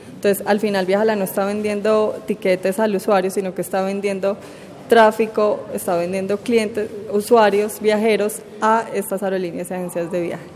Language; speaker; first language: Spanish; native; Spanish